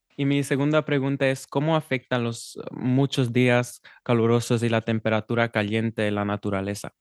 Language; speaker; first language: Spanish; non-native, learner; German